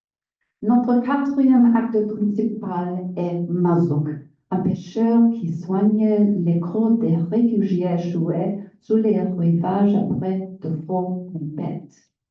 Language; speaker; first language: French; non-native, learner; English